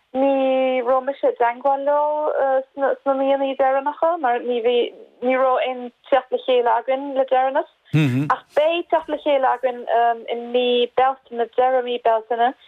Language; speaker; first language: Irish; non-native, fluent; German